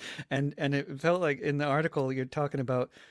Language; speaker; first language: English; native; English